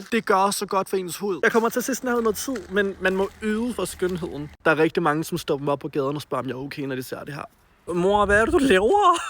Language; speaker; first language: Danish; early bilingual, other home language; Turkish